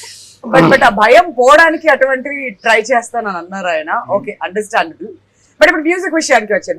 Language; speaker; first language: Telugu; native; Telugu